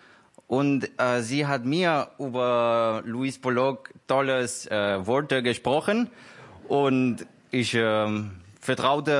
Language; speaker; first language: German; non-native, learner; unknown